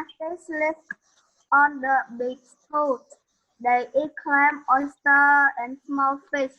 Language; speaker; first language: English; non-native, learner; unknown